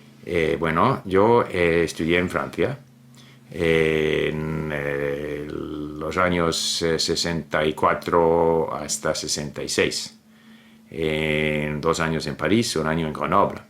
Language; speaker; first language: Spanish; non-native, fluent; English